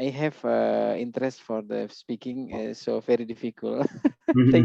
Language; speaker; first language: English; non-native, learner; Indonesian